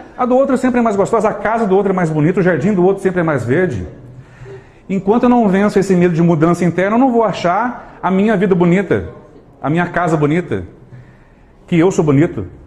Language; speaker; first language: Portuguese; native; Portuguese